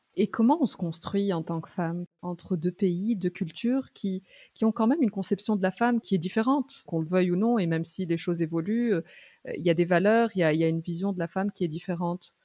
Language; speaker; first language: French; native; French